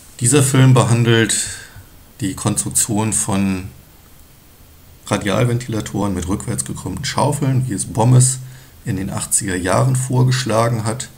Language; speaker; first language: German; native; German